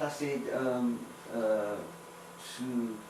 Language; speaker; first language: French; non-native, learner; English